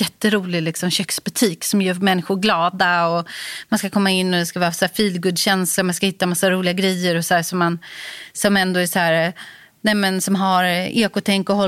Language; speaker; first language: Swedish; native; Swedish